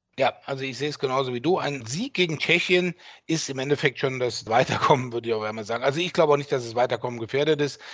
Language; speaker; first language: German; native; German